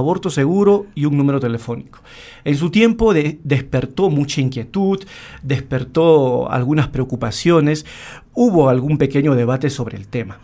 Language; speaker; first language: Spanish; native; Spanish